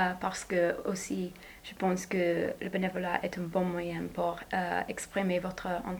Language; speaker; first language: French; non-native, learner; English